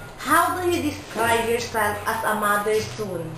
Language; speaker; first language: English; non-native, local second language; Cebuano